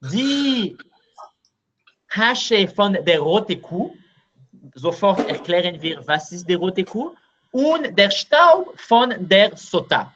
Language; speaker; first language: German; non-native, learner; Hebrew